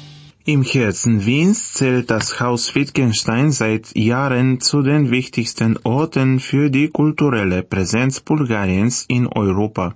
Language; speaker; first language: German; non-native, fluent; Bulgarian